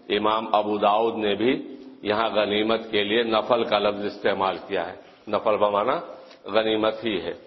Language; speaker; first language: Urdu; native; Urdu